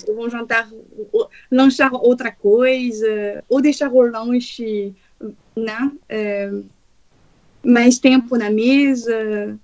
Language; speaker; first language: Portuguese; non-native, fluent; French